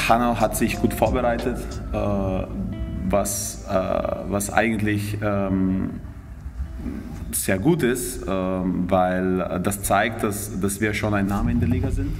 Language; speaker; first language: German; non-native, fluent; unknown